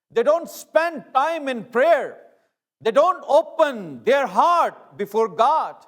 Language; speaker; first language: English; non-native, local second language; Urdu